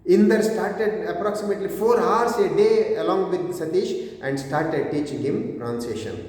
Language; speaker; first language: English; non-native, local second language; Kannada